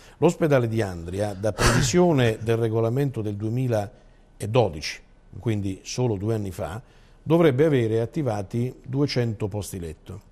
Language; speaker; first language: Italian; native; Italian